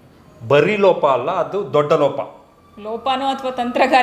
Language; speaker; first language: Kannada; native; Kannada